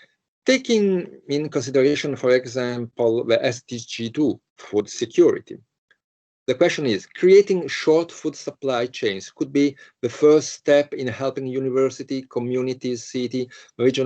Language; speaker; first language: English; non-native, fluent; Italian